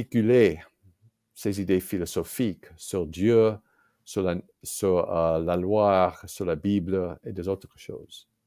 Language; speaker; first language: French; non-native, fluent; English